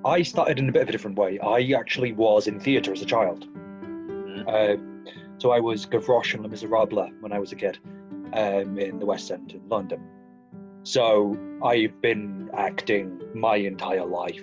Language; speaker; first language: English; native; English